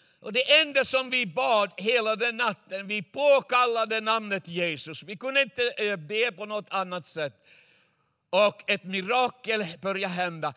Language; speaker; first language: Swedish; non-native, fluent; Chinese